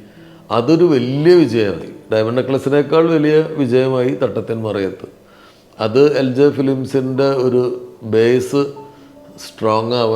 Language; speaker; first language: Malayalam; native; Malayalam